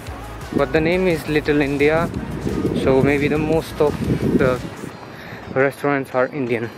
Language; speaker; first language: English; non-native, local second language; Hindi